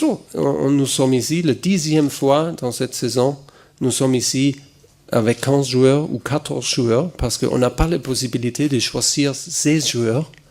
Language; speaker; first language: French; non-native, fluent; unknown